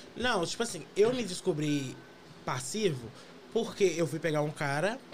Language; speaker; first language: Portuguese; native; Portuguese